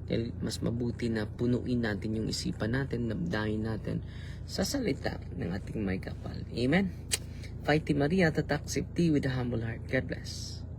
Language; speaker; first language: Filipino; non-native, local second language; Cebuano